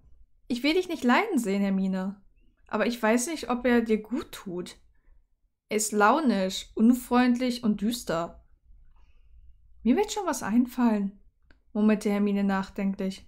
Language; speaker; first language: German; native; German